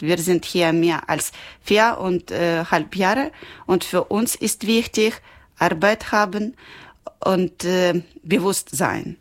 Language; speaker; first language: German; non-native, learner; Ukrainian